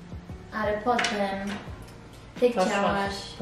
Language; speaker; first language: Polish; early bilingual, heritage; English